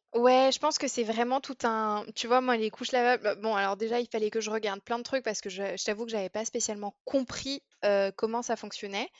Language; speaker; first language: French; early bilingual, other home language; English